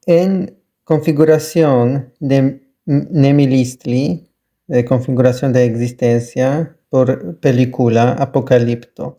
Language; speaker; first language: Spanish; non-native, learner; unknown